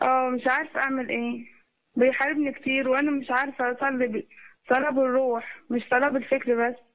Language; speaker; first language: Arabic; native; Arabic